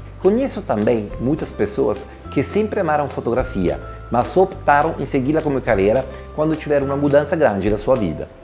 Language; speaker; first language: Portuguese; non-native, fluent; Italian